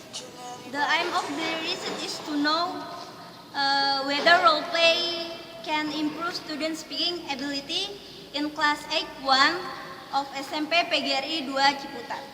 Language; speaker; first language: English; non-native, learner; Indonesian